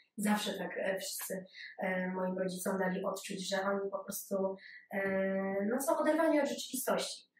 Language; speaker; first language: Polish; early bilingual, other home language; Ukrainian